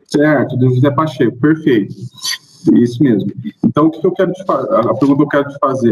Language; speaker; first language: Portuguese; native; Portuguese